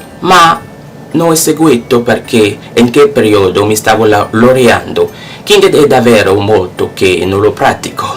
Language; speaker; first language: Italian; non-native, learner; French